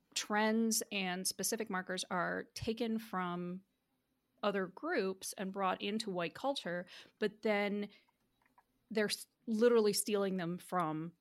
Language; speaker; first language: English; native; English